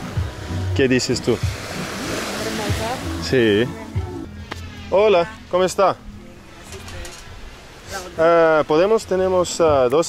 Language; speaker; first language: Spanish; non-native, learner; English